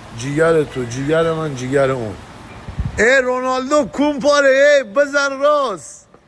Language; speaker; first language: Persian; native; Persian